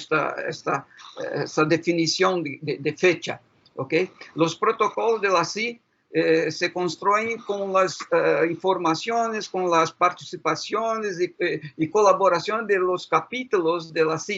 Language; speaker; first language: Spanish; non-native, fluent; Portuguese